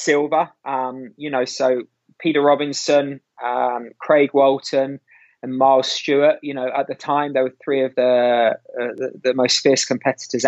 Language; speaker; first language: English; native; English